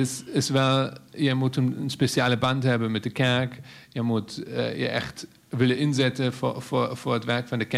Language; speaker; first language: Dutch; non-native, fluent; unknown